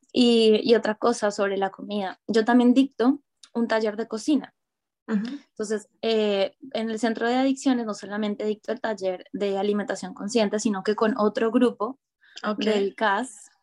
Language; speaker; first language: Spanish; native; Spanish